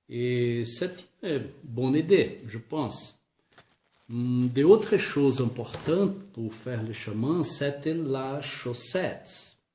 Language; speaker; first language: French; non-native, learner; Portuguese